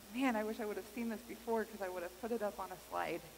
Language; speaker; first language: English; native; English